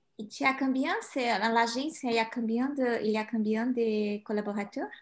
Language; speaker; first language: French; non-native, learner; Portuguese